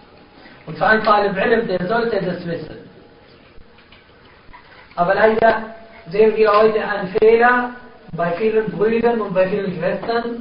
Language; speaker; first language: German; non-native, fluent; Arabic